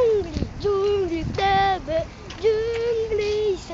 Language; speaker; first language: Russian; non-native, local second language; Kazakh